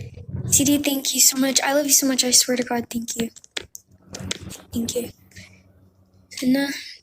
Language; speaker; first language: English; early bilingual, heritage; Amharic